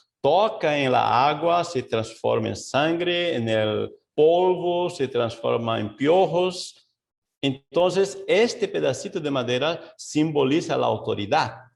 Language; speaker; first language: Spanish; non-native, fluent; Portuguese